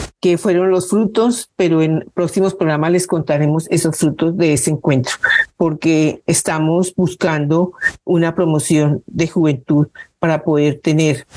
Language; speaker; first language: Spanish; native; Spanish